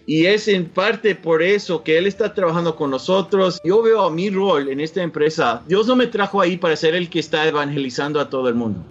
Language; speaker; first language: Spanish; non-native, fluent; English